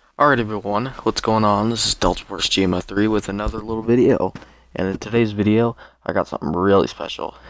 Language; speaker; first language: English; native; English